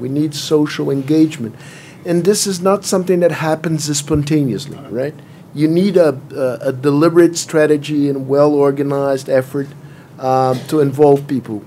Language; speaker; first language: English; non-native, fluent; Portuguese